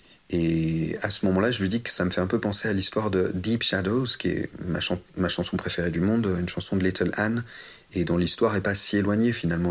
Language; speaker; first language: French; native; French